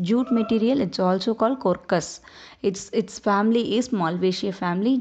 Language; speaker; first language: English; non-native, local second language; Tamil